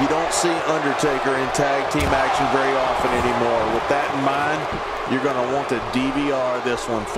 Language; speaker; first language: English; native; English